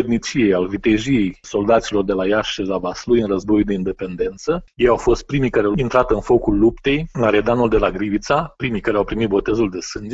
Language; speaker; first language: Romanian; native; Romanian